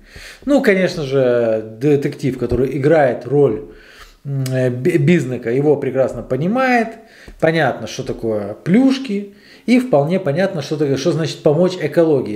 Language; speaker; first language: Russian; native; Russian